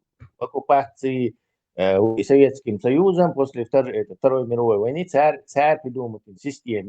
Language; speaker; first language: Russian; non-native, local second language; Chechen